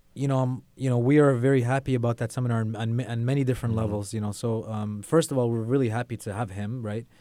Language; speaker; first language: English; native; English